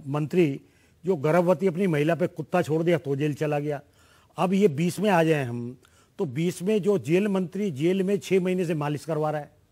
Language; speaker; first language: Hindi; native; Hindi